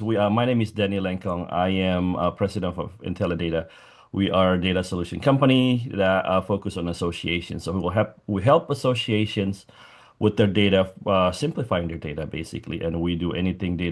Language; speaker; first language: English; non-native, fluent; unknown